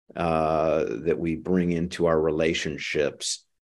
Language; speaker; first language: English; native; English